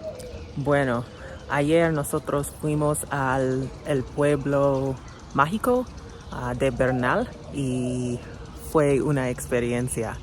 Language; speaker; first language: Spanish; non-native, learner; English